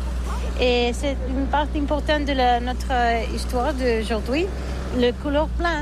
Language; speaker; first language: French; non-native, learner; Catalan